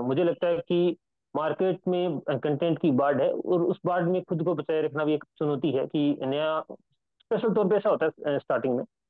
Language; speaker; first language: Hindi; native; Hindi